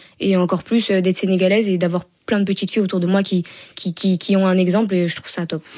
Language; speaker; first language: French; early bilingual, other home language; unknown